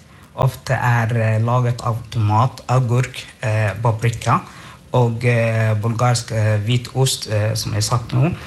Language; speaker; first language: Norwegian; non-native, fluent; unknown